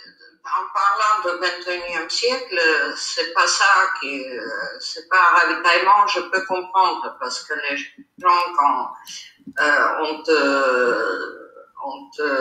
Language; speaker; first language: French; non-native, fluent; Armenian